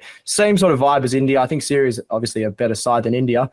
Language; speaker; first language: English; native; English